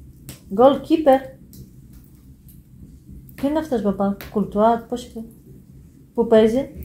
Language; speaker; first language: Greek; native; Greek